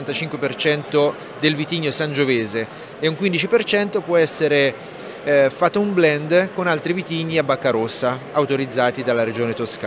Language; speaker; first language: Italian; native; Italian